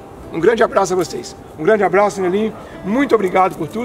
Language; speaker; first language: Portuguese; native; Portuguese